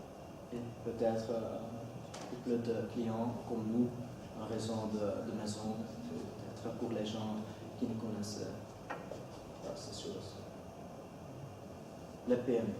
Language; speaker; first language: French; non-native, learner; Dutch